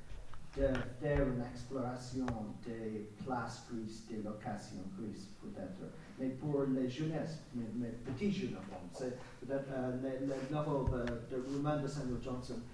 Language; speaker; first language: French; non-native, learner; English